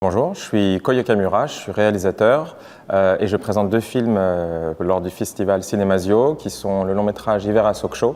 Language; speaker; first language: French; native; French